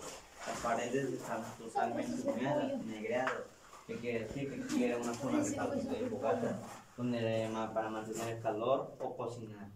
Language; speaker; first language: Spanish; native; Spanish